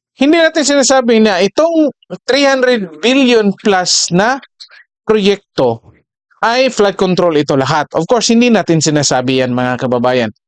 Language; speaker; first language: Filipino; native; Filipino